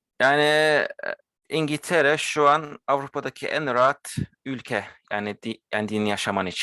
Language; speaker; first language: Turkish; early bilingual, heritage; Turkish